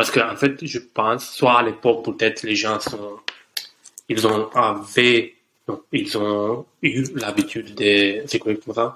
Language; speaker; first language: French; non-native, learner; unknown